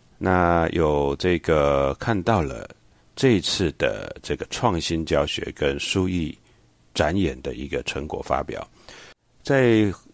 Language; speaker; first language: Chinese; native; Chinese